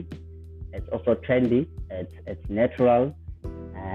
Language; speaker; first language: English; non-native, local second language; Zulu